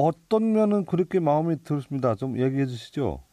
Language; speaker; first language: Korean; non-native, fluent; Nepali